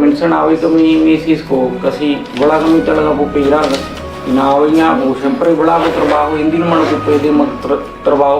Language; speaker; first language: Filipino; non-native, learner; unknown